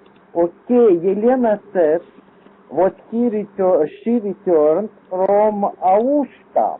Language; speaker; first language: English; non-native, learner; Lithuanian